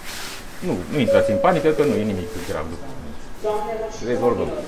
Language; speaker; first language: Romanian; native; Romanian